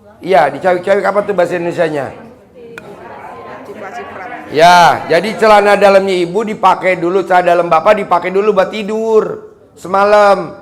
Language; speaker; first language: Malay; non-native, local second language; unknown